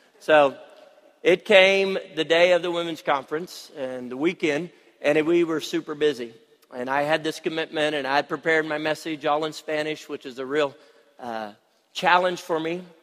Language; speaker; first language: English; native; English